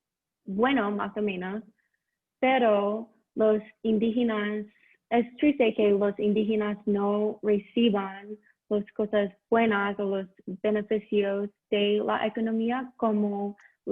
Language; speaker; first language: Spanish; non-native, learner; English